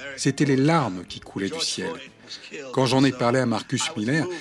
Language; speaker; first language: French; non-native, fluent; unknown